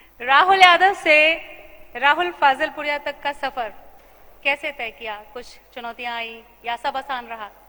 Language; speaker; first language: Hindi; native; Hindi